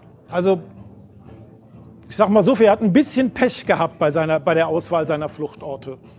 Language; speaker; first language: German; native; German